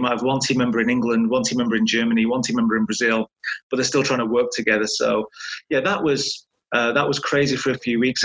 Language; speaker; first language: English; native; English